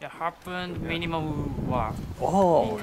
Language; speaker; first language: English; non-native, learner; Japanese